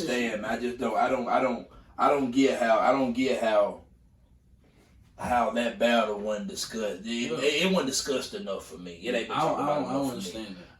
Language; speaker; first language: English; native; English